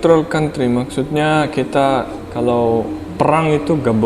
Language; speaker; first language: Indonesian; non-native, fluent; Turkmen